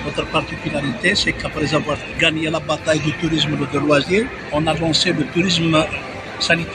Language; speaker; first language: French; non-native, local second language; Arabic